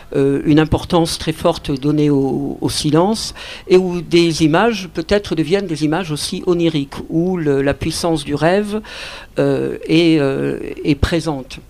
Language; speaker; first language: French; early bilingual, other home language; Catalan